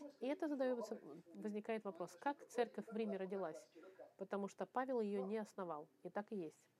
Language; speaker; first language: Russian; non-native, fluent; French